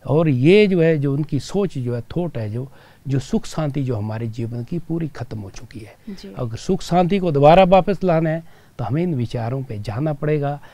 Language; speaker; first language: Hindi; native; Hindi